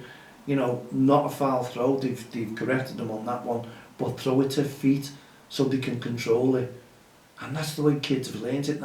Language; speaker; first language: English; native; English